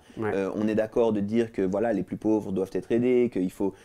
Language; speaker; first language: French; native; French